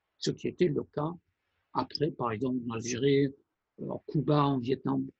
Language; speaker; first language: French; non-native, fluent; Persian